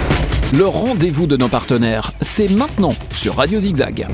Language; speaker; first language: French; native; French